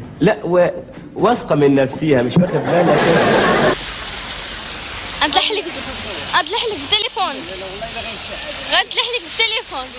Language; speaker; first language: Arabic; native; Arabic